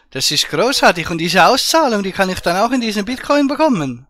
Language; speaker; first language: German; native; German